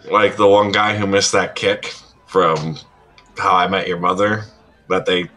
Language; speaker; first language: English; native; English